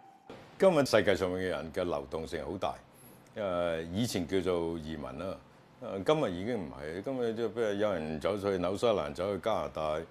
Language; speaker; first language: Chinese; native; Chinese